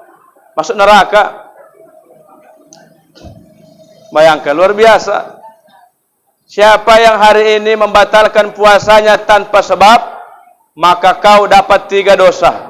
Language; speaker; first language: Indonesian; native; Indonesian